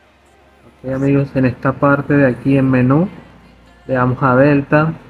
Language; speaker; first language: Spanish; non-native, fluent; Portuguese